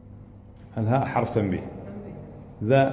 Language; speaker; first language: Arabic; native; Arabic